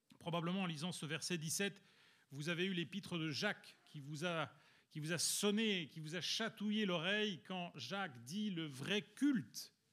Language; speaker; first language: French; early bilingual, other home language; Italian